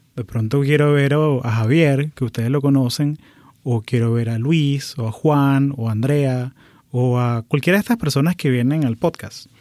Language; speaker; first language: Spanish; native; Spanish